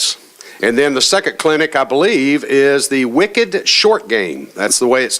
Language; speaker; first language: English; native; English